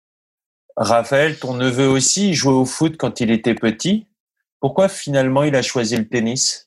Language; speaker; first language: French; native; French